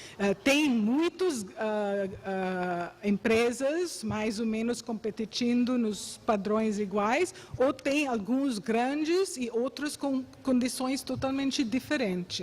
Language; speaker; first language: Portuguese; non-native, fluent; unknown